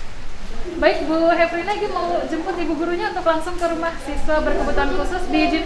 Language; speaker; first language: Indonesian; native; Indonesian